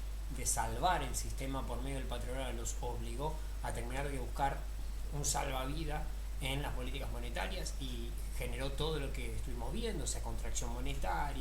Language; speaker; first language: Spanish; native; Spanish